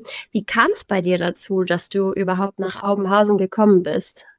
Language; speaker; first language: German; native; German